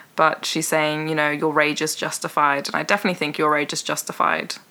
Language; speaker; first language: English; early bilingual, other home language; Persian